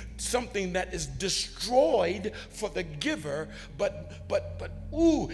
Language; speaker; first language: English; native; English